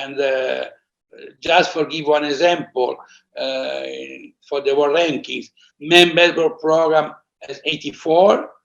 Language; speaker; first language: English; non-native, fluent; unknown